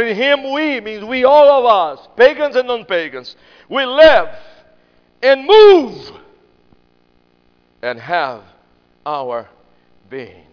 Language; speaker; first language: English; non-native, fluent; Portuguese